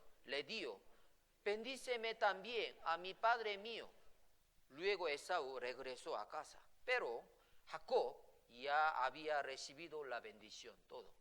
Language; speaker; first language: Spanish; non-native, fluent; Korean